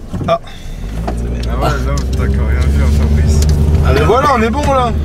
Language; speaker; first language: French; native; French